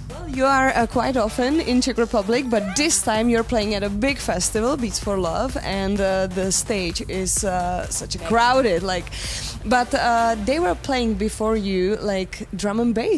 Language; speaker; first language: English; non-native, fluent; Czech